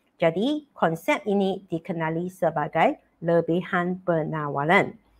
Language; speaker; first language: Malay; non-native, local second language; Chinese